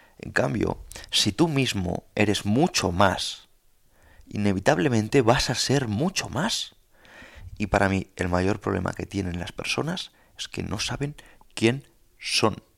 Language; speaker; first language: Spanish; native; Spanish